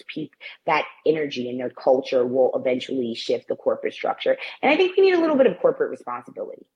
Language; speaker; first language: English; native; English